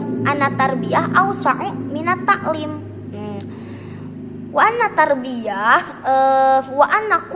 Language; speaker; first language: Arabic; non-native, learner; Indonesian